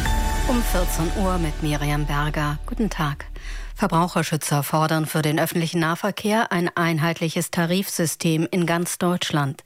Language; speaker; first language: German; native; German